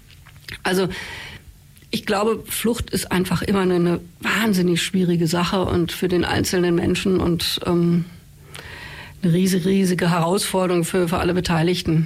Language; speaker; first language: German; native; German